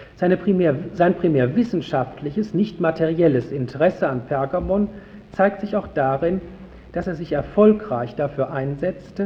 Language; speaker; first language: German; native; German